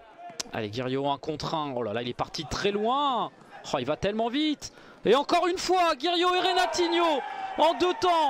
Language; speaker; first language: French; native; French